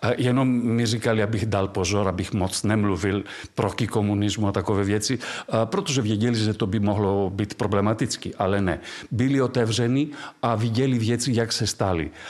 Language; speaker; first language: Czech; non-native, fluent; Greek